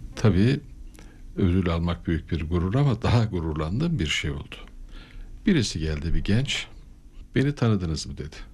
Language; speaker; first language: Turkish; native; Turkish